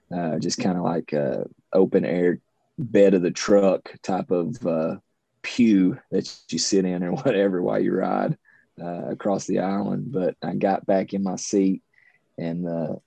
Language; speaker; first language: English; native; English